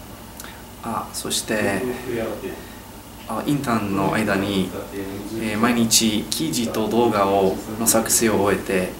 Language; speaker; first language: Japanese; non-native, learner; English